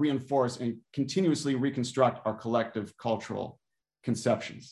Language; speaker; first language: English; native; English